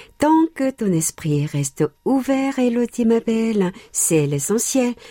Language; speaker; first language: French; non-native, fluent; Korean